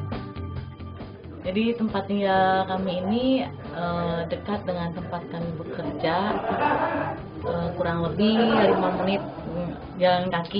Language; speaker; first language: Indonesian; native; Indonesian